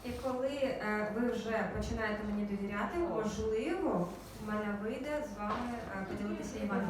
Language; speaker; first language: Ukrainian; native; Ukrainian